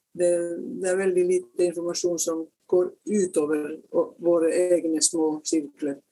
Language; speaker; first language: Norwegian; non-native, fluent; Finnish